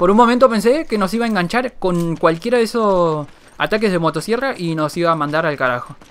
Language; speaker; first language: Spanish; native; Spanish